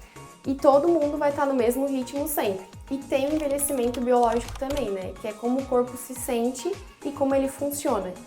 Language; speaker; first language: Portuguese; native; Portuguese